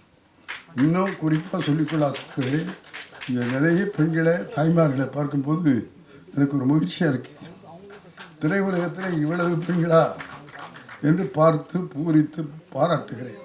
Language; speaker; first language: Tamil; native; Tamil